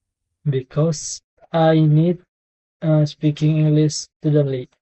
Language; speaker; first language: English; non-native, learner; Indonesian